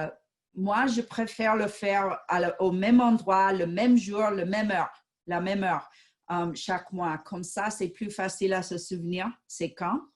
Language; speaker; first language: French; non-native, fluent; English